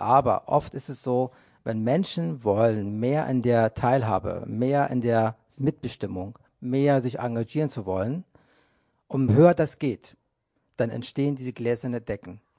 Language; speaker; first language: German; non-native, fluent; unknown